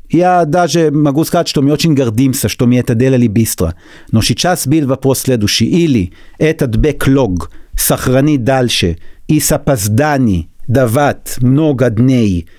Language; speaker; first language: Russian; non-native, learner; Hebrew